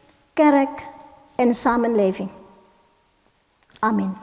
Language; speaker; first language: Dutch; non-native, fluent; Indonesian